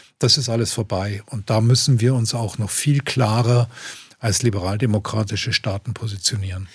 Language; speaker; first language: German; native; German